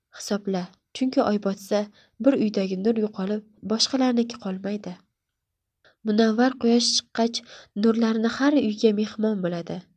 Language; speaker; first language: Uzbek; native; Uzbek